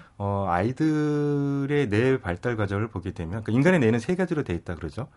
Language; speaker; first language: Korean; native; Korean